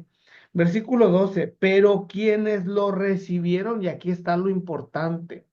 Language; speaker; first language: Spanish; native; Spanish